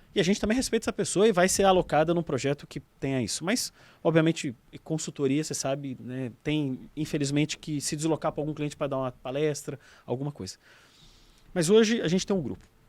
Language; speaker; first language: Portuguese; native; Portuguese